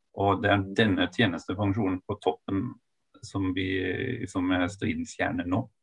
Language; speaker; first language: Norwegian; non-native, fluent; German